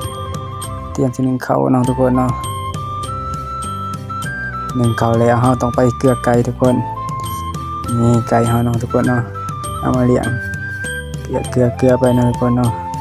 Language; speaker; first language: Thai; non-native, local second language; Northeastern Thai